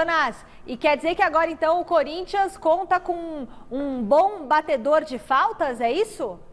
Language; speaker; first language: Portuguese; native; Portuguese